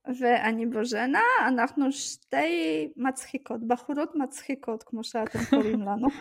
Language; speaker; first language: Hebrew; non-native, fluent; Polish